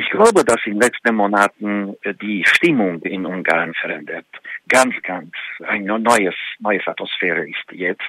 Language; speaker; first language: German; non-native, fluent; Hungarian